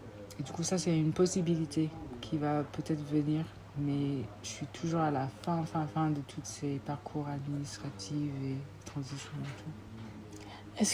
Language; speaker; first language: French; non-native, fluent; English